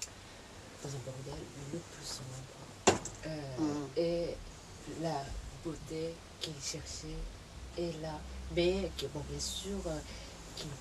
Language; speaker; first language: French; non-native, fluent; Japanese